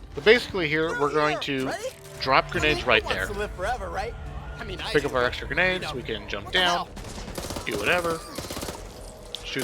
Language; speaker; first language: English; native; English